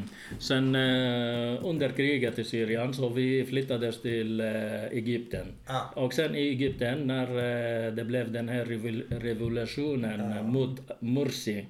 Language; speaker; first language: Swedish; non-native, fluent; Arabic